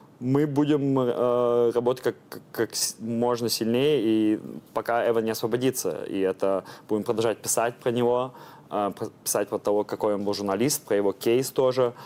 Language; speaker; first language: Russian; early bilingual, heritage; Russian